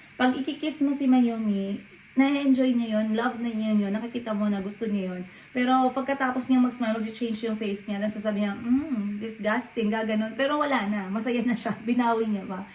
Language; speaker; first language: Filipino; non-native, local second language; Cebuano